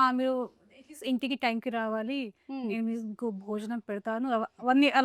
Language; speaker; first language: Telugu; non-native, local second language; Hindi